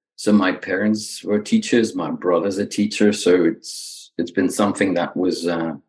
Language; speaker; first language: English; non-native, fluent; Dutch